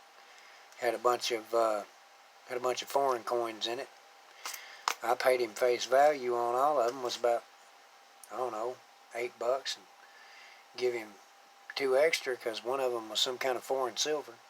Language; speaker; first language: English; native; English